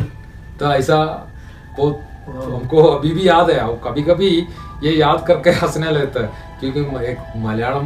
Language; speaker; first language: Hindi; non-native, local second language; Malayalam